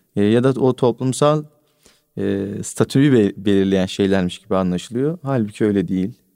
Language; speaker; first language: Turkish; native; Turkish